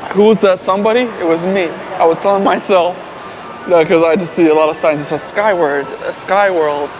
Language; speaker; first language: English; native; English